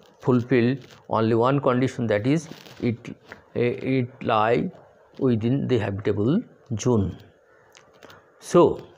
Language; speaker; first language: English; non-native, local second language; Bangla